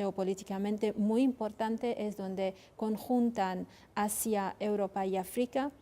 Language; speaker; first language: Spanish; non-native, fluent; Kurdish